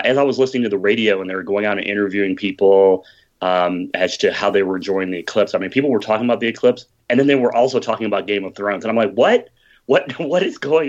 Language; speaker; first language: English; native; English